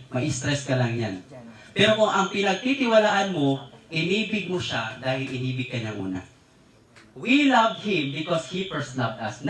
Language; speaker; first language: Filipino; native; Filipino